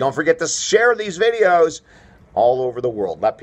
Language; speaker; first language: English; native; English